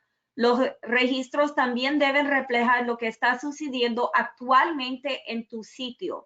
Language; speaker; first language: Spanish; early bilingual, other home language; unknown